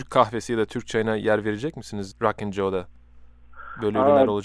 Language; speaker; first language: Turkish; native; Turkish